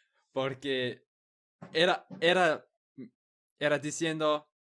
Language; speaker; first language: Spanish; non-native, learner; English